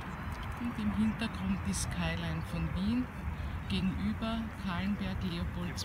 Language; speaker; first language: German; native; German